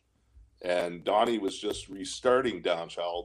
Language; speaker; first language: English; native; English